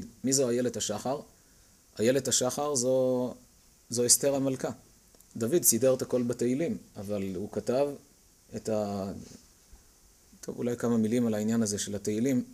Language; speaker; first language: Hebrew; native; Hebrew